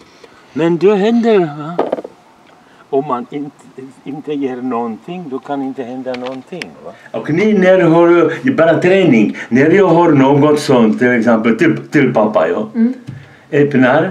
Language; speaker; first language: Swedish; non-native, learner; Czech